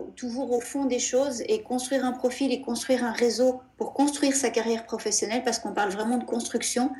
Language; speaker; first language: French; native; French